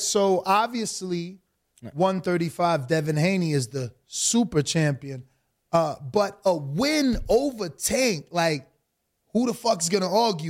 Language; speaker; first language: English; native; English